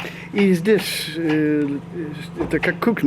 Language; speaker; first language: Russian; non-native, learner; English